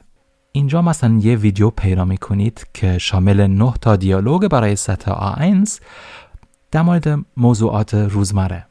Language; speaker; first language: Persian; non-native, fluent; German